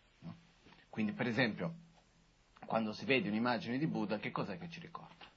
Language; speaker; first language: Italian; non-native, fluent; Portuguese